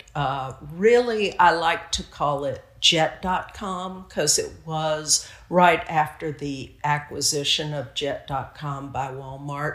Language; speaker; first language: English; native; English